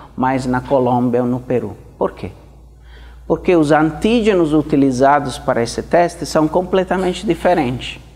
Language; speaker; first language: Portuguese; non-native, fluent; Italian